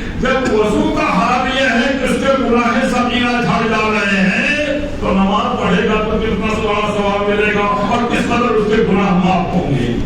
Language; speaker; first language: Urdu; native; Urdu